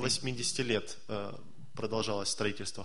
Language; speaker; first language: Russian; native; Russian